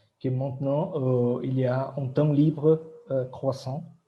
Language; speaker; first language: French; non-native, fluent; Portuguese